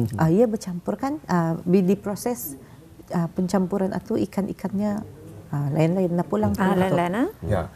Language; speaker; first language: Malay; native; Malay